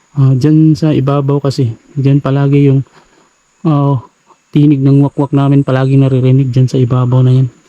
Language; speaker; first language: Filipino; native; Filipino